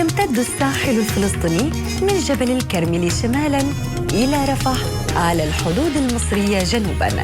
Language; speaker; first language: Arabic; native; Arabic